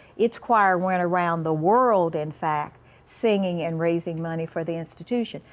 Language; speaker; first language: English; native; English